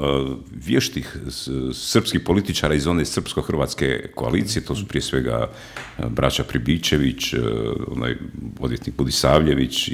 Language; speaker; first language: Croatian; native; Croatian